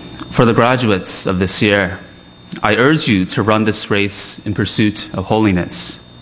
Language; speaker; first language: English; early bilingual, other home language; Chinese